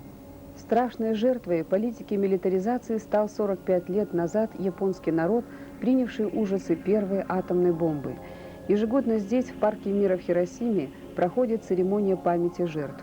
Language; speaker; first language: Russian; native; Russian